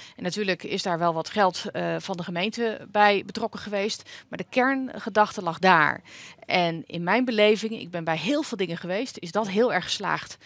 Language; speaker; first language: Dutch; native; Dutch